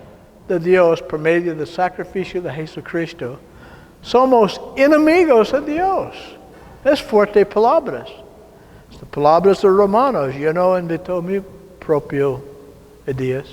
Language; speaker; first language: Spanish; non-native, learner; English